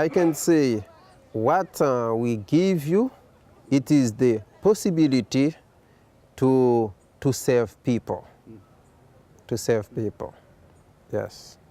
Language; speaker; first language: English; non-native, local second language; Haitian Creole